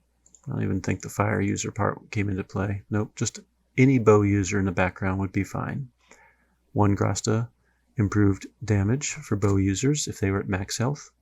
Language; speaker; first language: English; native; English